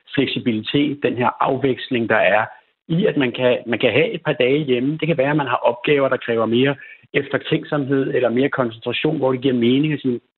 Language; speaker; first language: Danish; native; Danish